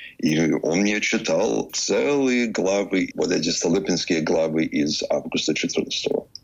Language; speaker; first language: Russian; early bilingual, heritage; English